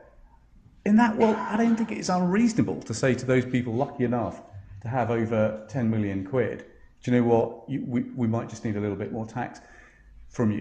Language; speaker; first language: English; native; English